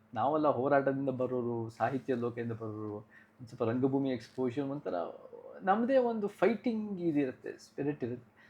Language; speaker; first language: Kannada; early bilingual, heritage; Kannada